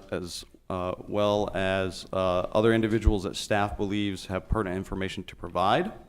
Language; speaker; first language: English; native; English